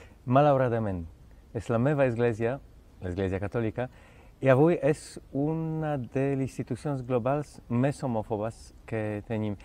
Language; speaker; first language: Catalan; non-native, fluent; Polish